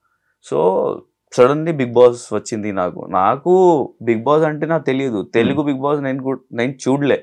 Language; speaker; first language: Telugu; non-native, local second language; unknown